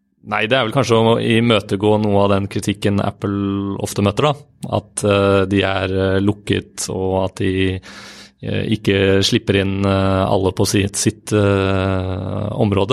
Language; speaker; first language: Norwegian; native; Norwegian